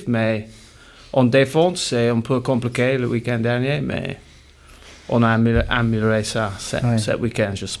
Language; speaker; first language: French; non-native, learner; English